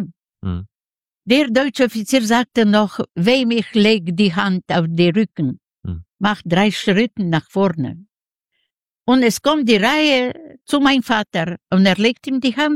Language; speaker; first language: German; non-native, learner; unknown